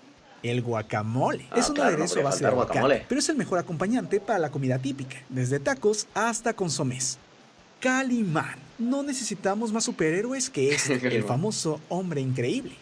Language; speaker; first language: Spanish; native; Spanish